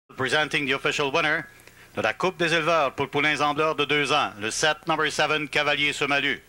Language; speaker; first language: French; native; French